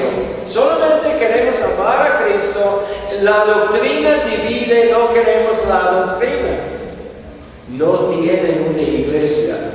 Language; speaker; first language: Spanish; non-native, fluent; English